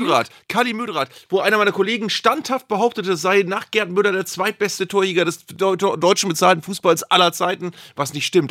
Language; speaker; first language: German; native; German